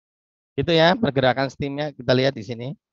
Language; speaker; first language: Indonesian; native; Indonesian